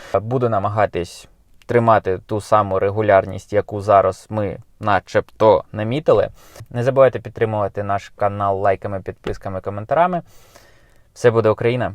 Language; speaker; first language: Ukrainian; non-native, local second language; Russian